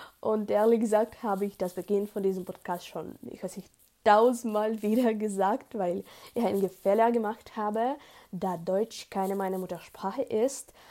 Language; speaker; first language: German; non-native, learner; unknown